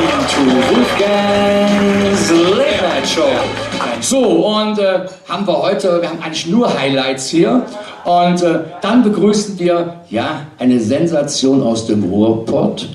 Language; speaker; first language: German; native; German